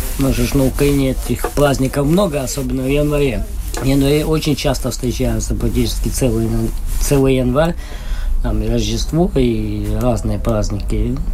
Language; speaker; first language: Russian; non-native, local second language; Ukrainian